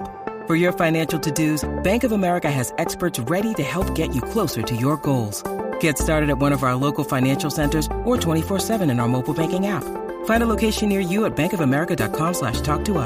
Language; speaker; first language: English; native; English